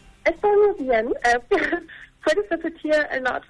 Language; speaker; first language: Spanish; non-native, learner; German